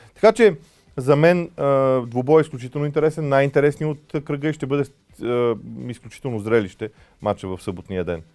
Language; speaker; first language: Bulgarian; native; Bulgarian